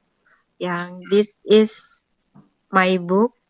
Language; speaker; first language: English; non-native, learner; Indonesian